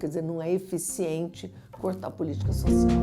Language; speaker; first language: Portuguese; native; Portuguese